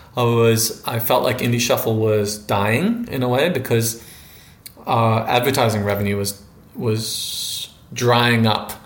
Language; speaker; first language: English; native; English